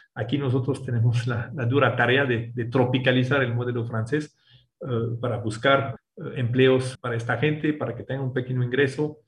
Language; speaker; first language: Spanish; non-native, fluent; French